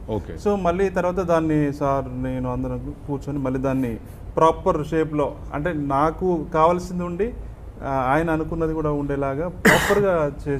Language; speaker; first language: Telugu; native; Telugu